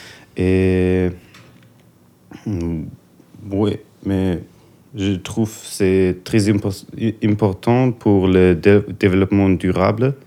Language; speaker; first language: French; non-native, learner; German